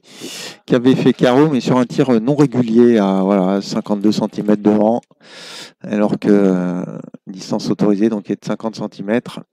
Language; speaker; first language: French; native; French